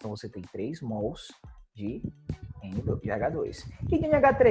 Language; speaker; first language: Portuguese; native; Portuguese